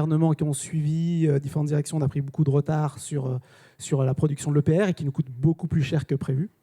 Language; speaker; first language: French; native; French